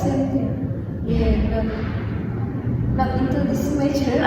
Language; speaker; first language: English; non-native, learner; Indonesian